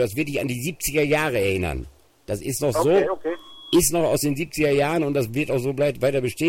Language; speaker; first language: German; native; German